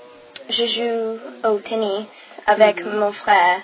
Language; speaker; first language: French; non-native, learner; English